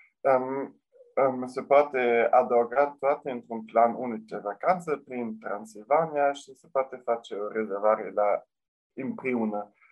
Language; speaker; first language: Romanian; non-native, local second language; German